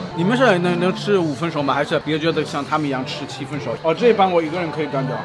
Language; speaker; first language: Chinese; non-native, fluent; German